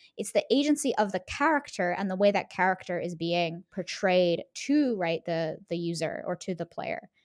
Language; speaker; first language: English; native; English